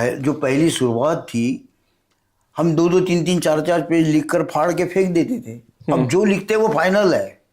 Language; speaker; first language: Hindi; non-native, local second language; Marathi